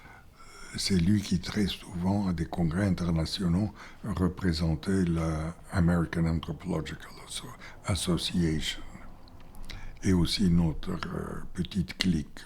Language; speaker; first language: French; non-native, fluent; Bulgarian